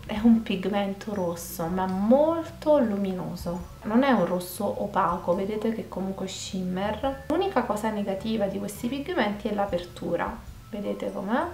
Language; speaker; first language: Italian; native; Italian